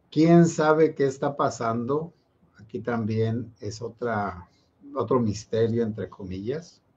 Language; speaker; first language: Spanish; native; Spanish